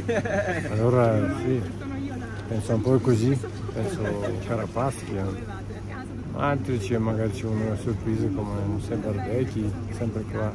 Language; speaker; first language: Italian; non-native, learner; Russian